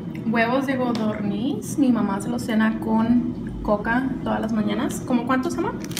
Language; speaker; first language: Spanish; early bilingual, heritage; Spanish